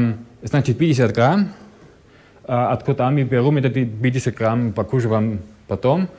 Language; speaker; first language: Russian; non-native, learner; German